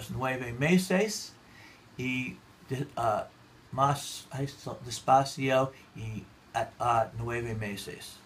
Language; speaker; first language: Spanish; non-native, learner; English